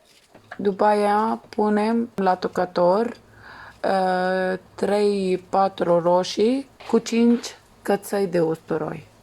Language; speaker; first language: Romanian; non-native, learner; Arabic